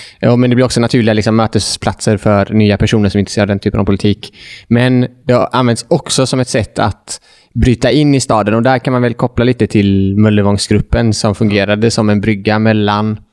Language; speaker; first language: Swedish; native; Swedish